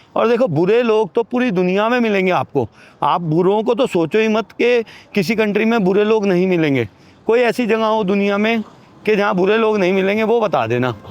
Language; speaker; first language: Hindi; native; Hindi